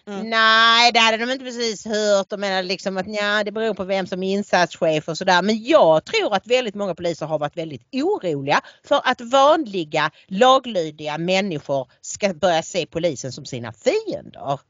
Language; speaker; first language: Swedish; native; Swedish